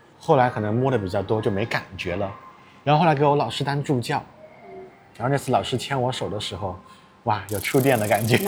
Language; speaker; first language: Chinese; native; Chinese